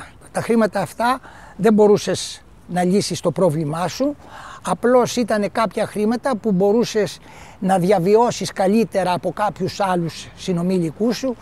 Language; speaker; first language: Greek; native; Greek